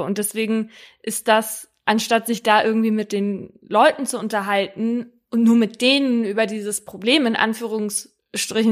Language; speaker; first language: German; native; German